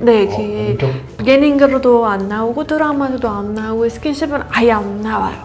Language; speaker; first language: Korean; non-native, learner; Persian